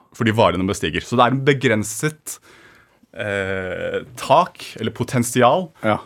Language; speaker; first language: Norwegian; early bilingual, other home language; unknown